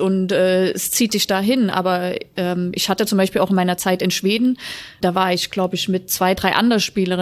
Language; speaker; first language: German; native; German